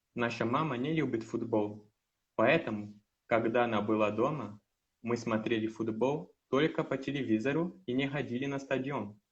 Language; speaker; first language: Russian; non-native, learner; Portuguese